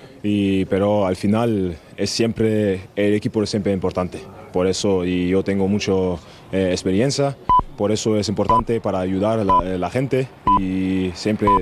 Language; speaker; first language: Spanish; non-native, learner; German